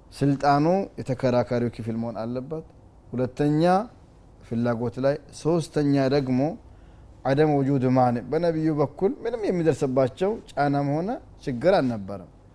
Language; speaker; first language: Amharic; native; Amharic